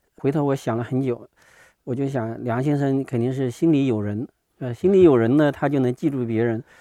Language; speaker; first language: Chinese; native; Chinese